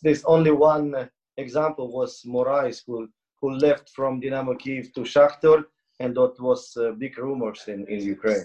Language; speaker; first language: English; non-native, learner; Ukrainian